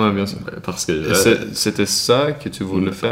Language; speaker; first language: French; non-native, learner; Swedish